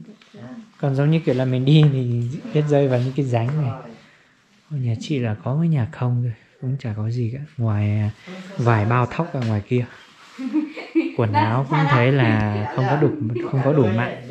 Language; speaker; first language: Vietnamese; non-native, local second language; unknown